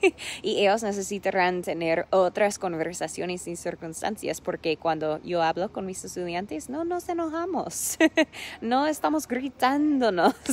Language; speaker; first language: Spanish; non-native, fluent; English